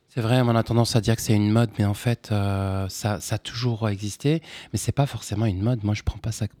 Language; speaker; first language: French; non-native, local second language; Arabic